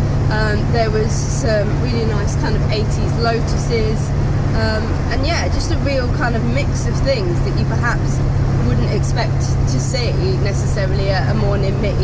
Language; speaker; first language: English; native; English